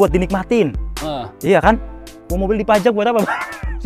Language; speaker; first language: Indonesian; native; Indonesian